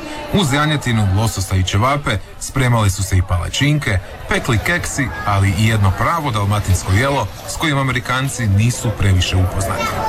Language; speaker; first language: Serbian; native; Serbian